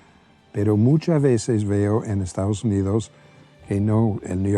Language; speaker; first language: Spanish; non-native, fluent; English